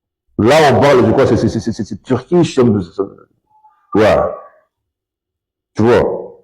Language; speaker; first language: French; non-native, local second language; Lingala